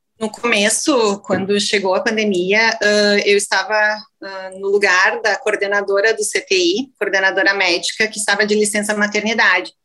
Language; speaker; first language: Portuguese; native; Portuguese